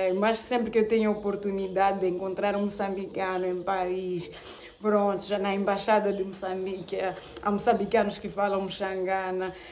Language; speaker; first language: Portuguese; non-native, local second language; Tsonga